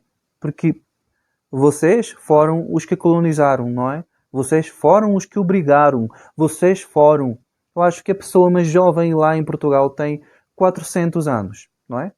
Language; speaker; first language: Portuguese; non-native, fluent; Spanish